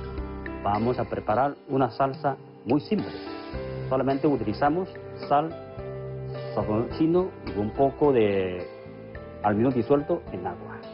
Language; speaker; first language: Spanish; non-native, fluent; Chinese